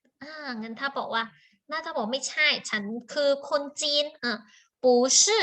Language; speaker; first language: Thai; native; Thai